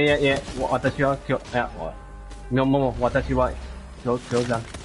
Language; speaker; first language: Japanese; non-native, learner; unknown